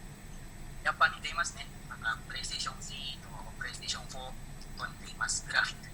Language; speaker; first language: Japanese; non-native, learner; Indonesian